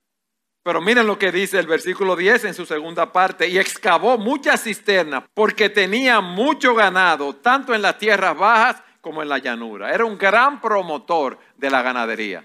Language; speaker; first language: Spanish; native; Spanish